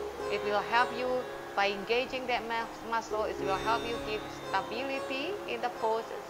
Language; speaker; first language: English; non-native, fluent; Indonesian